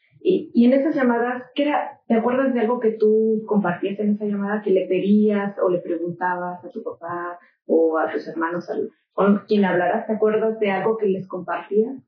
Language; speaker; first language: Spanish; native; Spanish